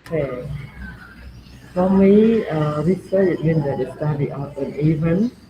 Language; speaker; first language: English; non-native, learner; Khmer